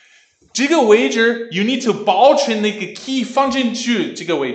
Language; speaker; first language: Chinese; non-native, learner; English